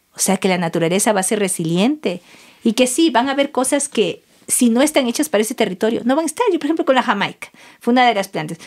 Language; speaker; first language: Spanish; native; Spanish